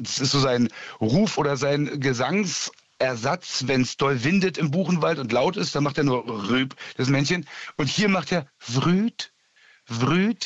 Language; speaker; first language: German; native; German